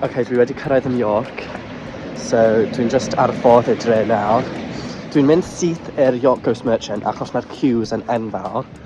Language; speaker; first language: Welsh; non-native, learner; English